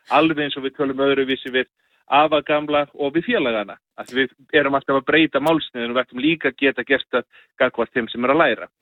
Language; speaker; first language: Icelandic; native; Icelandic